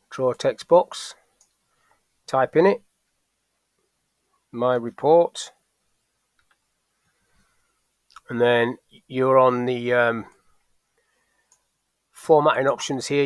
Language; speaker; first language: English; native; English